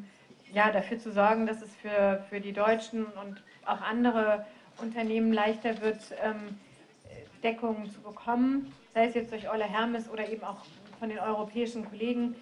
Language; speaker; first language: German; native; German